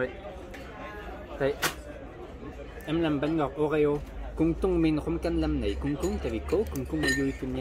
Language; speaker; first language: Vietnamese; early bilingual, heritage; Vietnamese